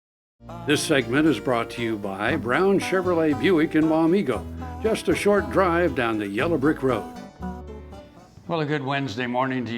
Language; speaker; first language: English; native; English